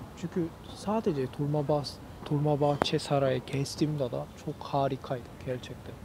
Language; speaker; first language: Turkish; non-native, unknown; Korean